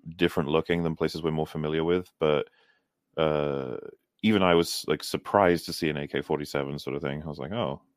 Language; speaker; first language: English; native; English